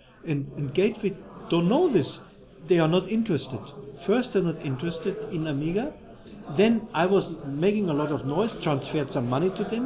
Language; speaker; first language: English; non-native, fluent; German